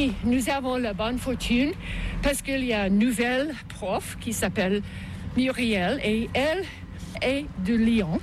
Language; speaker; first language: French; non-native, local second language; English